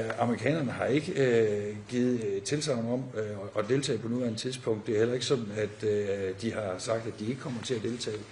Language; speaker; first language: Danish; native; Danish